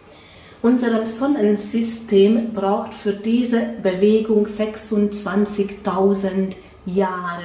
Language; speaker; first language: German; non-native, fluent; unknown